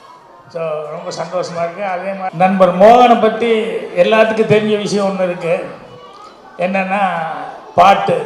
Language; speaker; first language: Tamil; native; Tamil